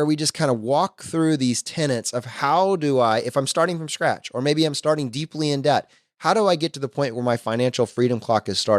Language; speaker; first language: English; native; English